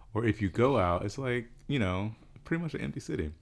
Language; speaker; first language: English; early bilingual, other home language; Yoruba